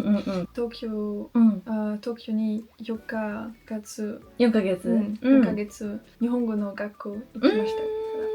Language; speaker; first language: Japanese; non-native, learner; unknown